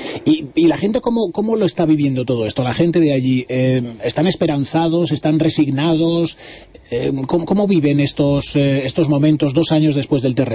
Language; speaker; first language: Spanish; native; Spanish